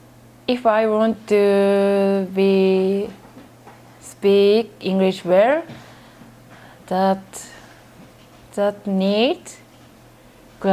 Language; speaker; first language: English; non-native, learner; Japanese